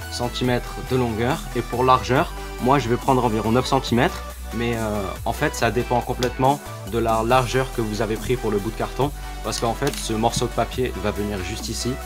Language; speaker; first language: French; native; French